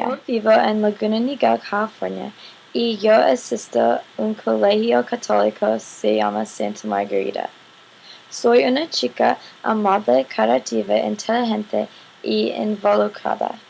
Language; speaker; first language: Spanish; non-native, learner; English